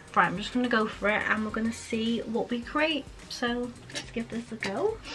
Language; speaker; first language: English; native; English